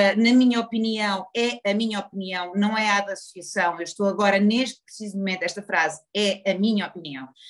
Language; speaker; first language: Portuguese; native; Portuguese